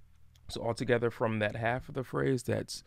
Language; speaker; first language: English; native; English